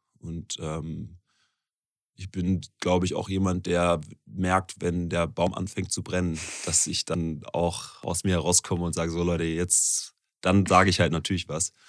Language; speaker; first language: German; native; German